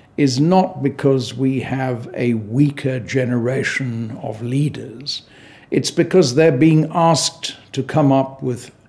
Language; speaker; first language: English; native; English